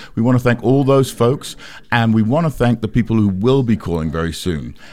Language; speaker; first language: English; native; English